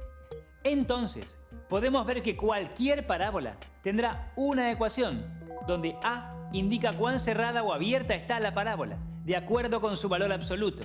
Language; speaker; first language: Spanish; native; Spanish